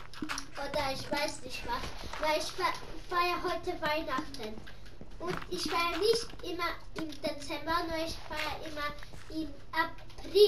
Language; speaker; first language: German; non-native, learner; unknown